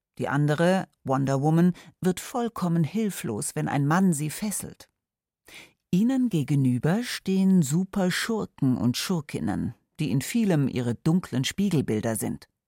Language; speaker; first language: German; native; German